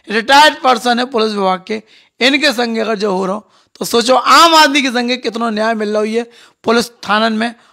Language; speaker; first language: Hindi; native; Hindi